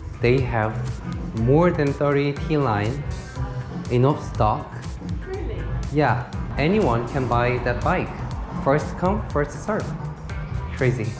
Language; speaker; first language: English; non-native, learner; Korean